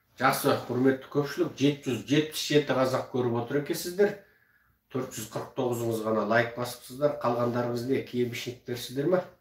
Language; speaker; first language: Kazakh; early bilingual, heritage; Kazakh